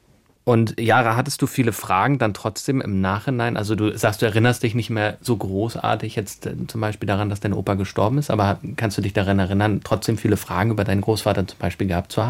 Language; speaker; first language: German; native; German